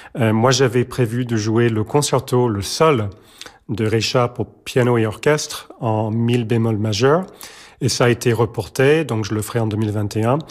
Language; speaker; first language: French; non-native, fluent; Serbian